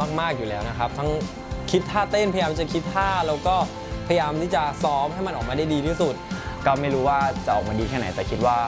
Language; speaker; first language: Thai; native; Thai